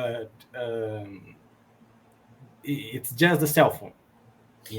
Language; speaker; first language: English; non-native, learner; Portuguese